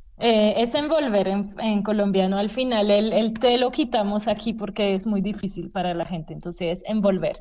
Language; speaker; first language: Spanish; non-native, fluent; French